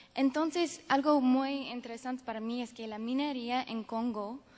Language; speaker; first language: Spanish; non-native, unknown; English